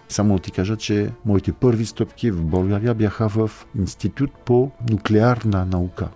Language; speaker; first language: Bulgarian; non-native, fluent; French